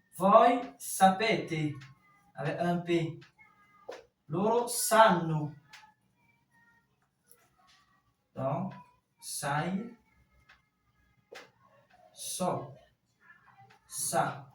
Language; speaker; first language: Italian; non-native, fluent; French